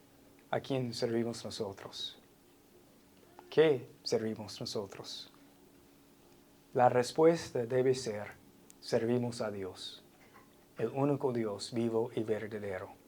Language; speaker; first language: Spanish; non-native, fluent; English